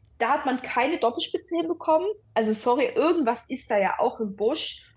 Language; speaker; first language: German; early bilingual, other home language; Italian